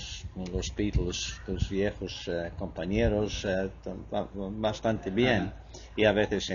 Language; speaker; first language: Spanish; non-native, fluent; English